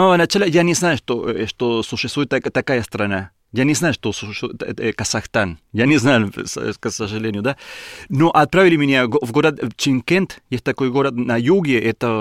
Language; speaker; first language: Russian; non-native, learner; Spanish